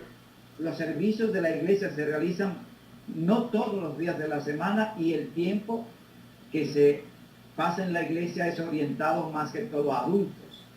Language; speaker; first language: Spanish; native; Spanish